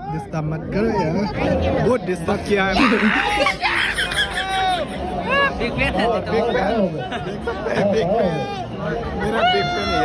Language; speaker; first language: Hindi; non-native, local second language; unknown